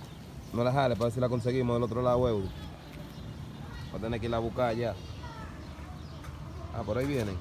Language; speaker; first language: Spanish; native; Spanish